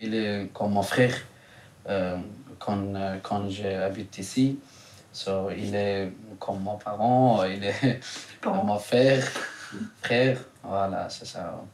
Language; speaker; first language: French; non-native, learner; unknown